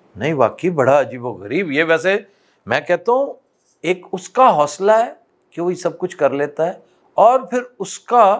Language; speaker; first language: Urdu; non-native, local second language; Punjabi